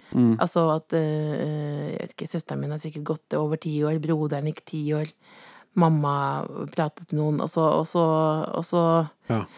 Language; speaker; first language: Norwegian; native; Norwegian